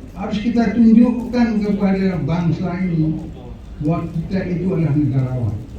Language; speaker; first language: Indonesian; native; Indonesian